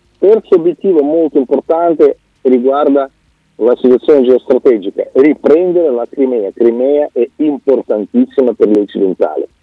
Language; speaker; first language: Italian; non-native, fluent; Russian